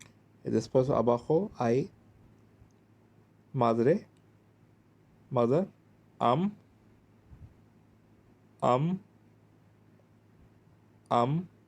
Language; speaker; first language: Spanish; non-native, learner; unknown